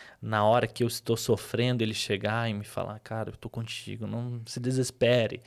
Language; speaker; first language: Portuguese; early bilingual, other home language; Arabic